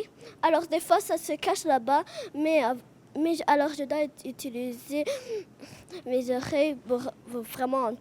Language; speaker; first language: French; non-native, learner; English